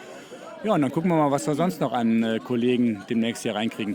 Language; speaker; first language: German; native; German